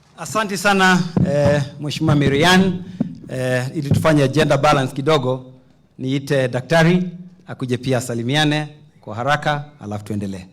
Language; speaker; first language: Swahili; non-native, local second language; Kikuyu